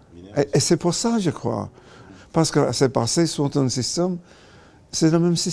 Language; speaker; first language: French; non-native, learner; English